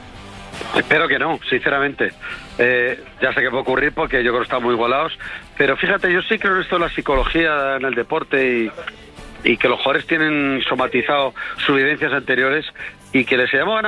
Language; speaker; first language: Spanish; native; Spanish